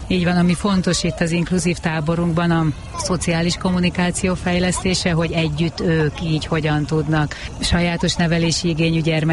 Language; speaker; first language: Hungarian; native; Hungarian